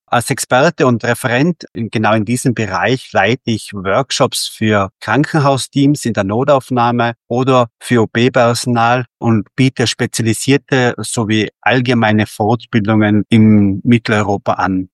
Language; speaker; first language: German; native; German